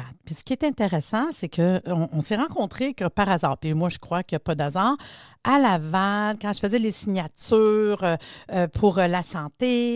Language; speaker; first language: French; native; French